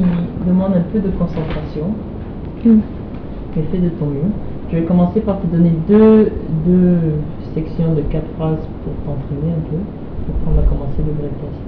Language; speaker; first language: French; native; French